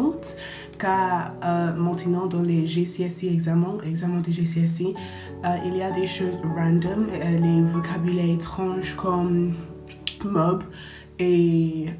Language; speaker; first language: French; non-native, learner; English